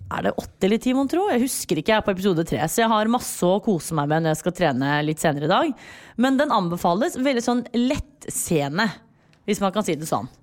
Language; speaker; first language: Norwegian; early bilingual, other home language; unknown